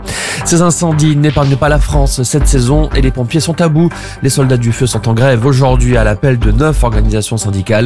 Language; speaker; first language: French; native; French